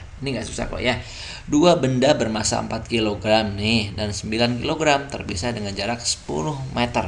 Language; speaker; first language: Indonesian; native; Indonesian